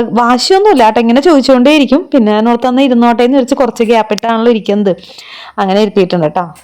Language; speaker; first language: Malayalam; native; Malayalam